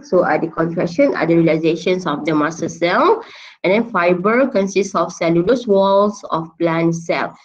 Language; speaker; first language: English; non-native, local second language; Malay